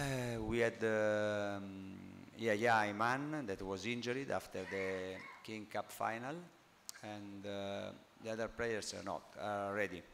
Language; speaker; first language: English; non-native, fluent; Italian